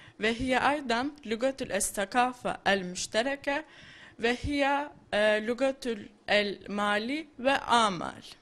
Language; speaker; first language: Arabic; non-native, learner; Turkish